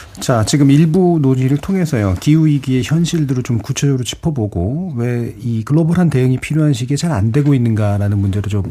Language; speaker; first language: Korean; native; Korean